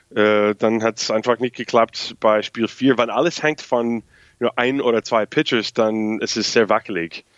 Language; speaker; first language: German; non-native, fluent; English